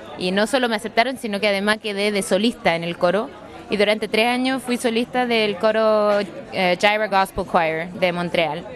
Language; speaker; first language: Spanish; early bilingual, heritage; Spanish